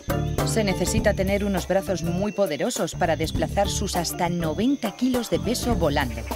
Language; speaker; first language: Spanish; native; Spanish